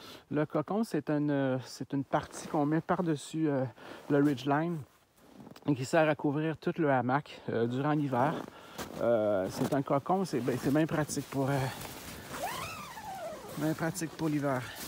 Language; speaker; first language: French; native; French